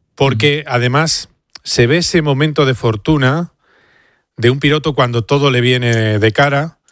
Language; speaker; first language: Spanish; native; Spanish